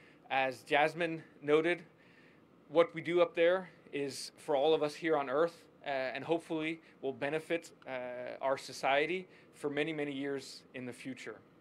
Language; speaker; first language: English; non-native, fluent; Danish